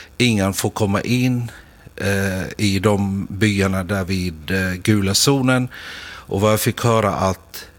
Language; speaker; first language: Swedish; non-native, fluent; Arabic